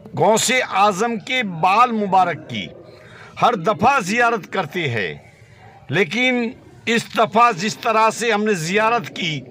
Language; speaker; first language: Hindi; non-native, local second language; Kachhi